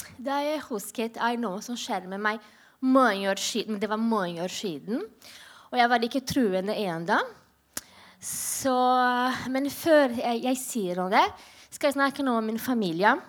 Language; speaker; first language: Norwegian; non-native, learner; Portuguese